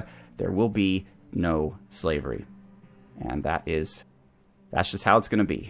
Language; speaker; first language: English; native; English